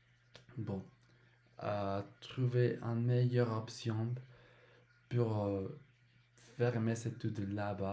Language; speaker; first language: French; non-native, learner; Spanish